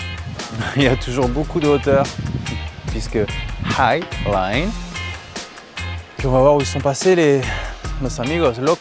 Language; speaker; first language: French; native; French